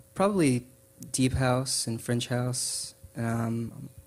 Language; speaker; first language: English; native; English